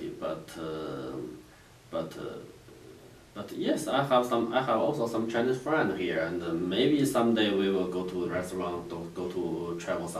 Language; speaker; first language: English; non-native, learner; Chinese